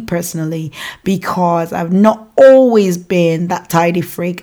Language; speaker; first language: English; non-native, local second language; Yoruba